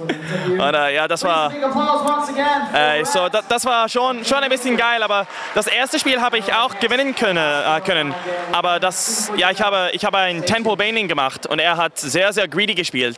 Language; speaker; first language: German; non-native, fluent; English